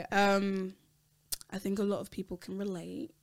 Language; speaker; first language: English; native; English